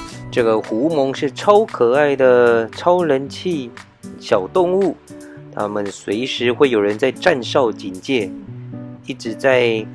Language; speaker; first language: Chinese; native; Chinese